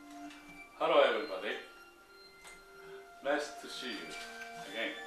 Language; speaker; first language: English; non-native, learner; Japanese